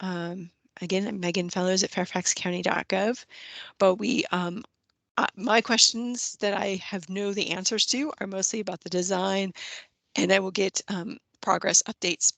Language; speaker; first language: English; native; English